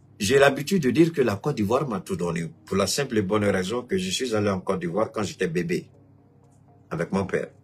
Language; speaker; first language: French; non-native, local second language; Bambara